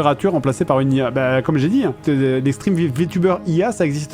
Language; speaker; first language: French; native; French